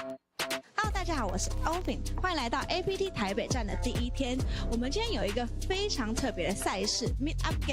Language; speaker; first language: Chinese; native; Chinese